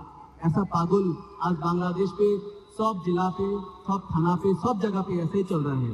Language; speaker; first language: Hindi; non-native, learner; Bangla